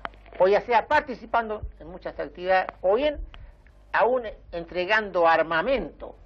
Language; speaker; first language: Spanish; native; Spanish